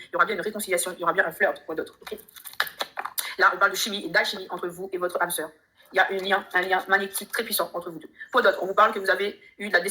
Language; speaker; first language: French; native; French